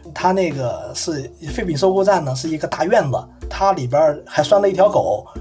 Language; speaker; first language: Chinese; native; Chinese